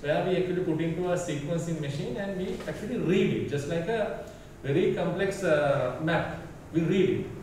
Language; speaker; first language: English; non-native, local second language; Sinhala